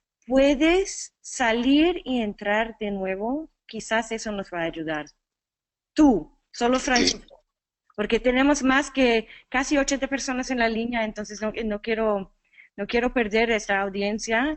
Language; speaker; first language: Spanish; non-native, fluent; English